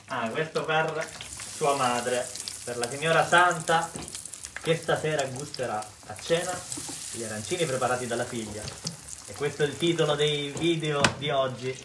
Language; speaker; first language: Italian; native; Italian